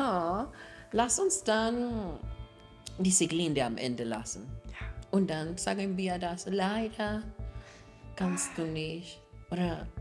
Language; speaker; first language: German; non-native, fluent; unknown